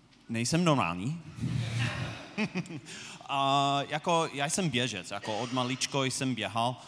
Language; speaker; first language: Czech; non-native, fluent; English